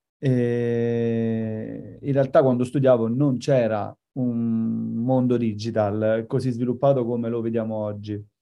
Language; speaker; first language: Italian; native; Italian